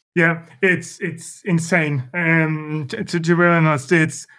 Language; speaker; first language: English; non-native, fluent; Norwegian